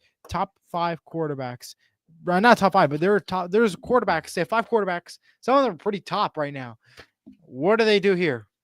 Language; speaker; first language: English; native; English